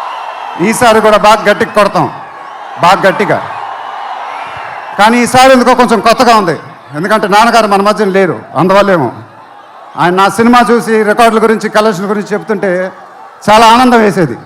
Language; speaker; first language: Telugu; native; Telugu